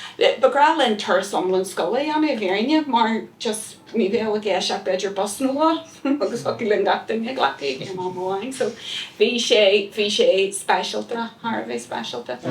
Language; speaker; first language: Irish; non-native, local second language; English